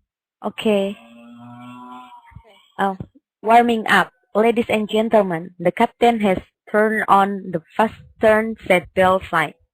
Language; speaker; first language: English; non-native, learner; Indonesian